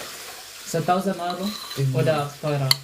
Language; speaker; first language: German; non-native, learner; Cebuano